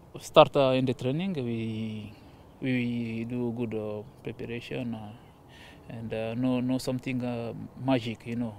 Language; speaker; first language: English; non-native, learner; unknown